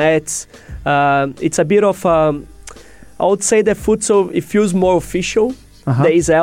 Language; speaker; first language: English; non-native, fluent; Portuguese